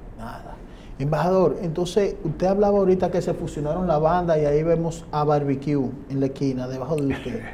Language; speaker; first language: Spanish; native; Spanish